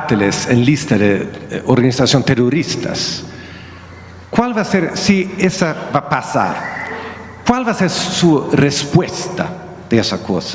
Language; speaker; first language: Spanish; non-native, learner; Swedish